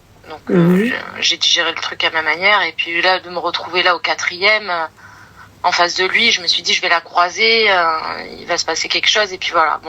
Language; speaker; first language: French; native; French